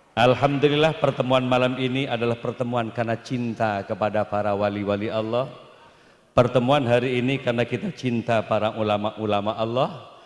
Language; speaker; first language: Indonesian; non-native, local second language; Madurese